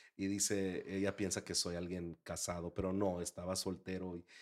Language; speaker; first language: Spanish; early bilingual, heritage; Spanish